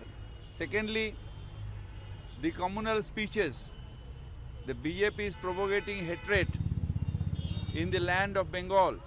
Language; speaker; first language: English; non-native, local second language; Bangla